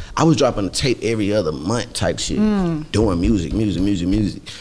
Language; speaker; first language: English; native; English